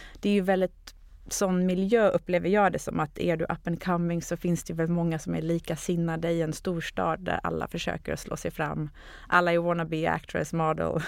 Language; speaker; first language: Swedish; native; Swedish